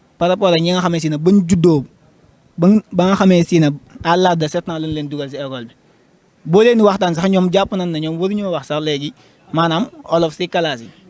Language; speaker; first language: Wolof; non-native, local second language; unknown